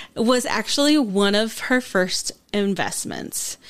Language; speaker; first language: English; early bilingual, other home language; Spanish